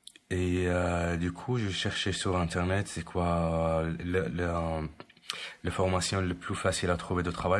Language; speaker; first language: French; non-native, fluent; Arabic